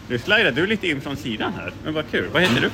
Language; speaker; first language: Swedish; native; Swedish